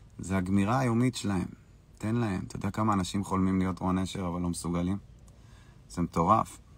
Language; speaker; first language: Hebrew; native; Hebrew